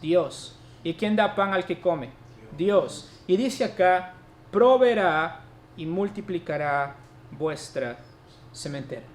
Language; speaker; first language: Spanish; native; Spanish